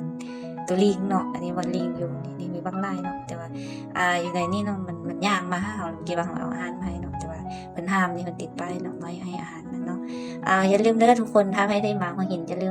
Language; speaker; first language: Thai; non-native, local second language; Northeastern Thai